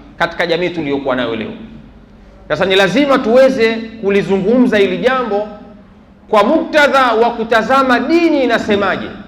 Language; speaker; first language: Swahili; native; Swahili